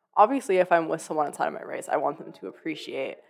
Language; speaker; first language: English; native; English